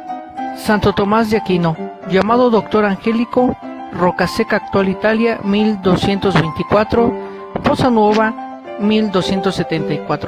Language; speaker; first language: Spanish; native; Spanish